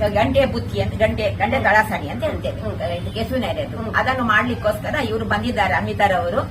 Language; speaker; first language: Kannada; non-native, local second language; Konkani